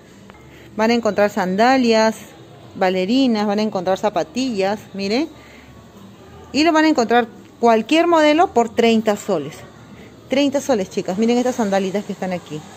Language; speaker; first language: Spanish; native; Spanish